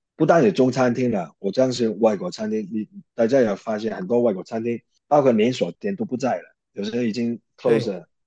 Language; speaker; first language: Chinese; non-native, local second language; Cantonese